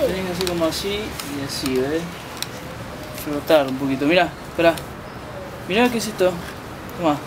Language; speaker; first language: Spanish; native; Spanish